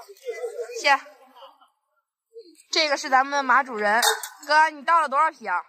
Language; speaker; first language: Chinese; native; Chinese